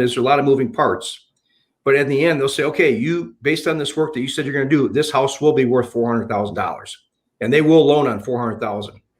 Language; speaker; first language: English; native; English